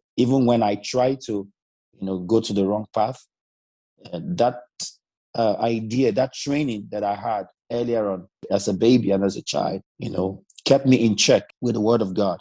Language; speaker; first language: English; non-native, local second language; Igbo